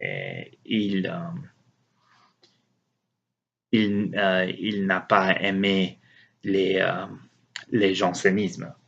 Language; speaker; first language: French; non-native, learner; English